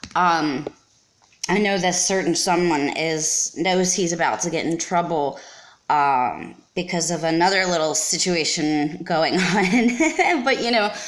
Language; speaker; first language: English; native; English